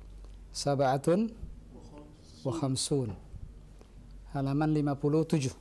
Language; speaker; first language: Arabic; non-native, fluent; Indonesian